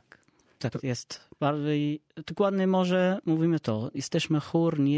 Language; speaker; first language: Polish; non-native, learner; Arabic